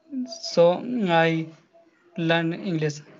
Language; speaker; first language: English; non-native, learner; Hindi